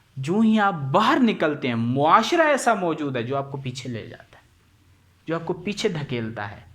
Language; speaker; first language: Urdu; non-native, local second language; Punjabi